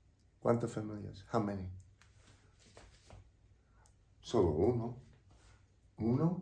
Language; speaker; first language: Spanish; non-native, learner; English